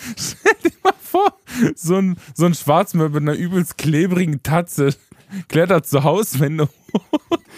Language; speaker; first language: German; early bilingual, other home language; Romanian